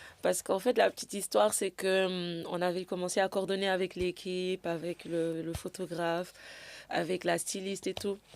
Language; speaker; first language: French; non-native, local second language; Wolof